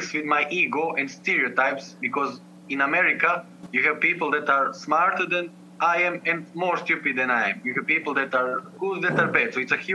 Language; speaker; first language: English; non-native, fluent; Serbian